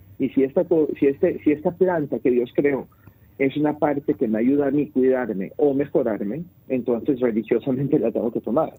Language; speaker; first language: Spanish; early bilingual, heritage; Spanish